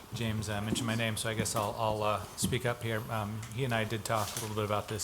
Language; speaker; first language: English; native; English